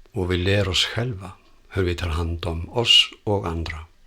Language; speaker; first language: Swedish; non-native, fluent; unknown